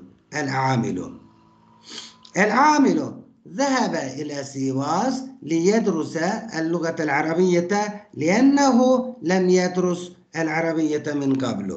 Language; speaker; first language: Arabic; non-native, fluent; Turkish